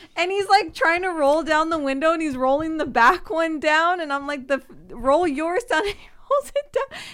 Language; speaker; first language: English; native; English